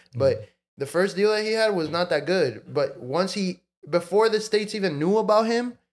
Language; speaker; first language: English; early bilingual, other home language; Spanish